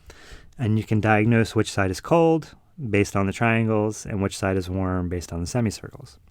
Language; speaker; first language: English; native; English